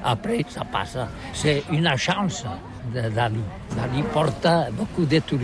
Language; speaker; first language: French; non-native, learner; Catalan